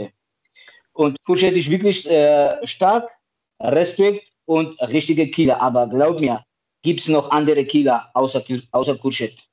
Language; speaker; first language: German; non-native, learner; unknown